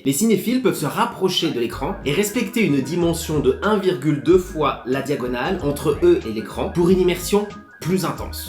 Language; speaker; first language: French; native; French